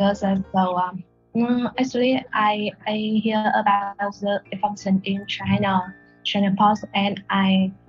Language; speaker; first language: English; non-native, learner; Vietnamese